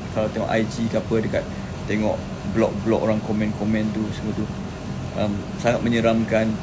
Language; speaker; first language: Malay; native; Malay